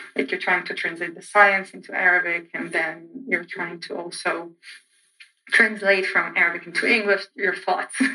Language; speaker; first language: English; non-native, fluent; Arabic